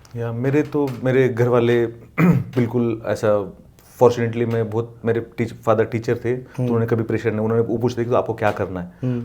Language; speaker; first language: Hindi; non-native, local second language; Marathi